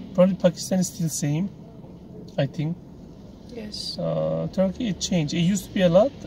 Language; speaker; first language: English; non-native, fluent; Turkish